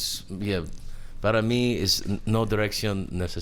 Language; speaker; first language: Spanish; non-native, learner; English